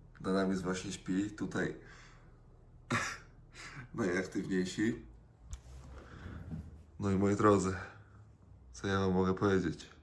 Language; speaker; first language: Polish; native; Polish